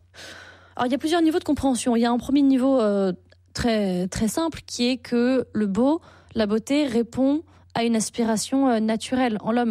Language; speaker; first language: French; native; French